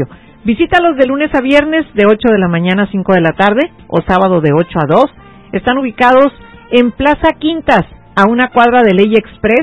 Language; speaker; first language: Spanish; native; Spanish